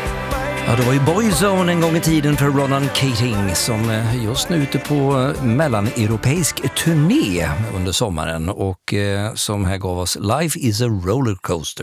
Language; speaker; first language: Swedish; native; Swedish